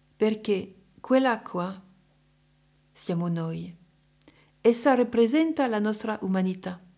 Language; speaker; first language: Italian; non-native, fluent; French